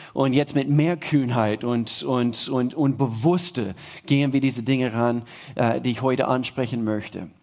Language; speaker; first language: German; non-native, fluent; English